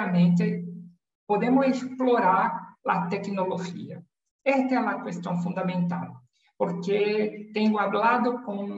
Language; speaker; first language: Spanish; non-native, learner; Portuguese